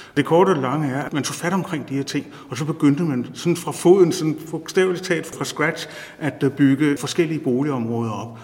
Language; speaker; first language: Danish; native; Danish